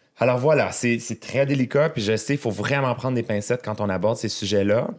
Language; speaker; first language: French; native; French